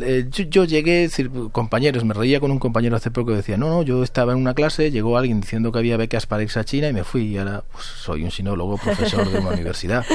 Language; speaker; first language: Spanish; native; Spanish